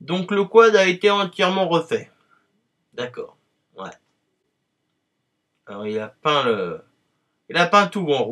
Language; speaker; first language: French; native; French